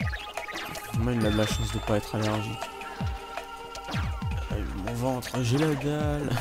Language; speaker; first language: French; native; French